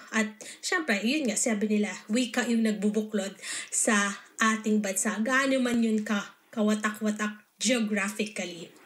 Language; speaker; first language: Filipino; native; Filipino